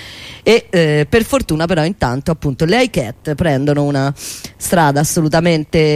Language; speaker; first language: Italian; native; Italian